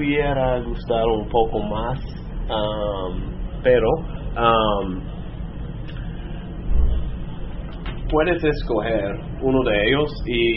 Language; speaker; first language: Spanish; non-native, fluent; English